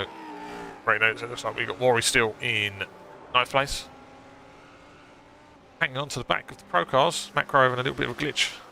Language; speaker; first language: English; native; English